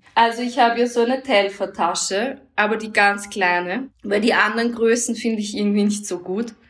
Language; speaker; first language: German; native; German